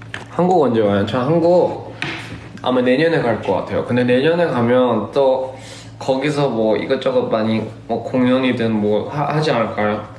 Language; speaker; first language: Korean; early bilingual, heritage; Korean